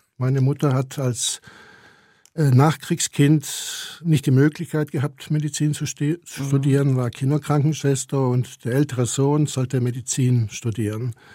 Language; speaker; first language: German; early bilingual, other home language; Croatian